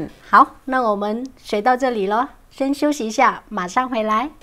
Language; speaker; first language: Chinese; non-native, local second language; Vietnamese